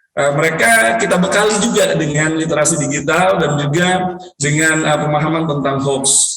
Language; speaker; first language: Indonesian; native; Indonesian